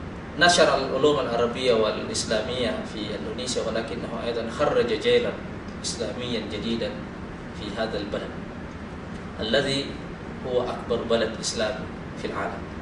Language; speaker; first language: Arabic; non-native, fluent; Indonesian